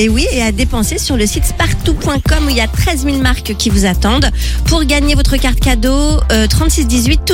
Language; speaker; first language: French; native; French